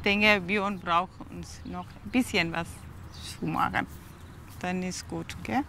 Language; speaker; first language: German; non-native, learner; Tamil